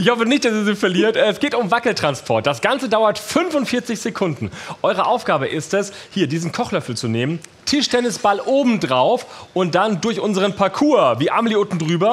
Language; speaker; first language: German; native; German